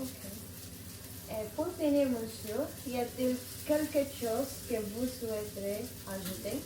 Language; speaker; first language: French; non-native, learner; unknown